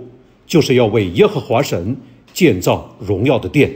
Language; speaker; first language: Chinese; native; Chinese